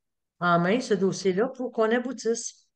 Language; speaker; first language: French; native; French